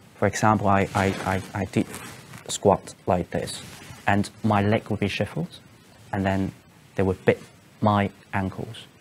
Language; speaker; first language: English; non-native, local second language; Cantonese